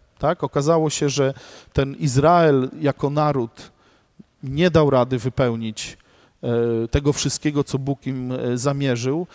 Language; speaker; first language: Polish; native; Polish